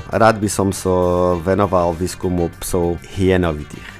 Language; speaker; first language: Slovak; non-native, learner; Portuguese